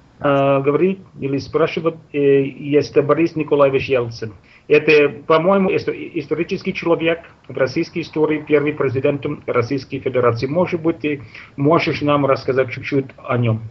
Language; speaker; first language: Russian; non-native, learner; English